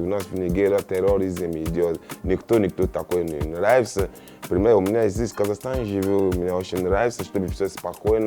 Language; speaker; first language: Russian; non-native, learner; Yoruba